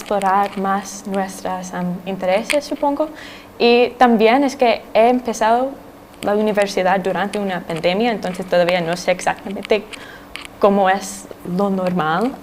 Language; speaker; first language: Spanish; non-native, fluent; English